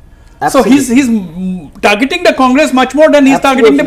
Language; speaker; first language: English; non-native, local second language; Assamese